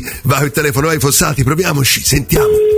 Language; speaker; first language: Italian; native; Italian